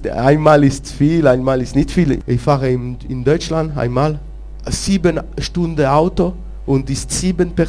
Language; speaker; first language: German; non-native, local second language; French